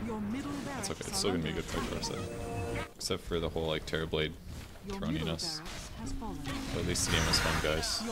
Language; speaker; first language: English; native; English